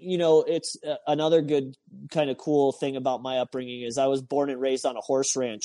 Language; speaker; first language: English; native; English